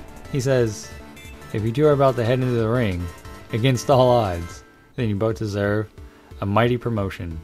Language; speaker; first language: English; native; English